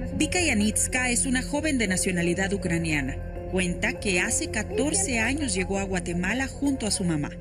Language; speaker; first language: Spanish; native; Spanish